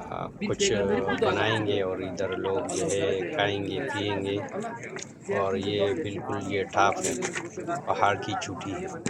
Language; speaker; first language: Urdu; non-native, local second language; Pashto